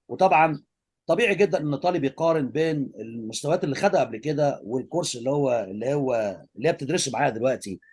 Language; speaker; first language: Egyptian Arabic; native; Egyptian Arabic